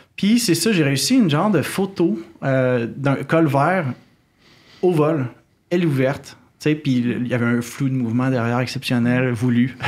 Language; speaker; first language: French; native; French